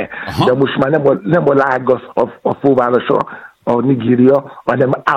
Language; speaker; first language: Hungarian; non-native, fluent; Yoruba